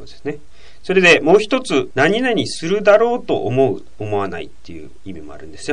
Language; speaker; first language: Japanese; native; Japanese